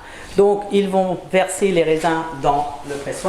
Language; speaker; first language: French; native; French